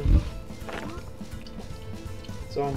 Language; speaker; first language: German; native; German